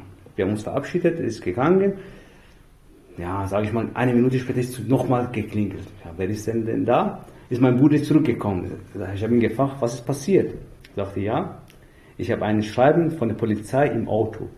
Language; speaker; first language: German; non-native, fluent; Persian